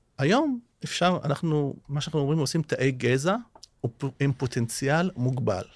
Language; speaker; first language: Hebrew; non-native, local second language; Arabic